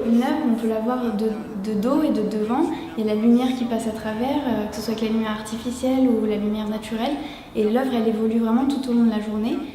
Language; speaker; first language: French; native; French